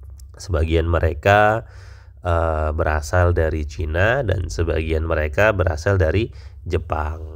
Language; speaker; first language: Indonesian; native; Indonesian